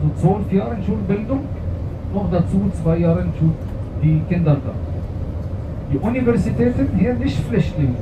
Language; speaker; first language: German; non-native, fluent; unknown